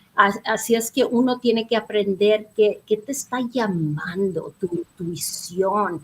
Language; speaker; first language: Spanish; early bilingual, heritage; Spanish